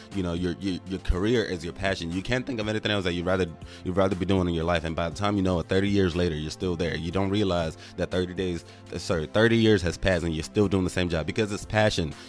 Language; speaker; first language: English; non-native, local second language; Igbo